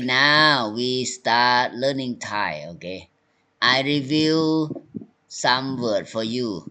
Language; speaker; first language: English; non-native, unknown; Thai